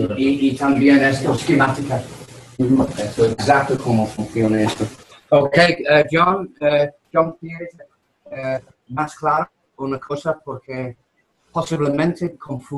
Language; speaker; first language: Spanish; non-native, learner; English